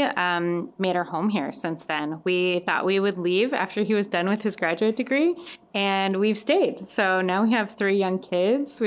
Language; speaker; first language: English; native; English